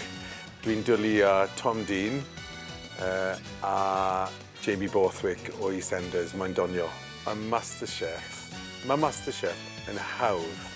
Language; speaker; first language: Welsh; non-native, local second language; English